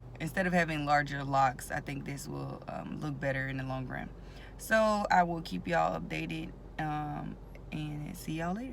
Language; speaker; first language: English; native; English